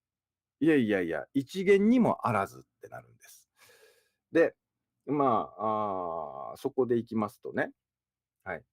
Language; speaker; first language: Japanese; native; Japanese